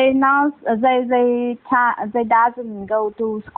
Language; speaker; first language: English; non-native, learner; Vietnamese